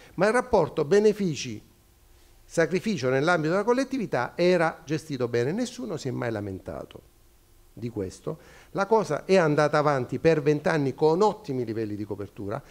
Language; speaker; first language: Italian; native; Italian